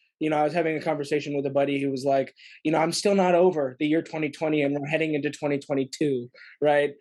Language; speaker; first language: English; native; English